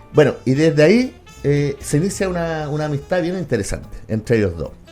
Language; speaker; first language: Spanish; native; Spanish